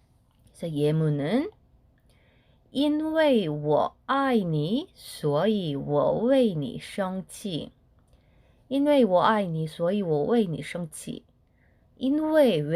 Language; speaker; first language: Chinese; non-native, fluent; Korean